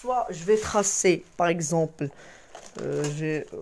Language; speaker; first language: French; non-native, local second language; Arabic